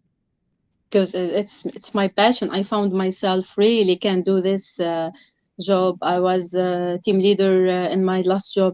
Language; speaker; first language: English; non-native, learner; Arabic